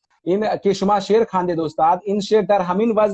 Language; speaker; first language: Persian; non-native, fluent; Hindi